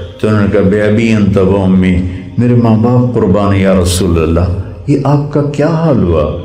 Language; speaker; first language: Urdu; non-native, local second language; Punjabi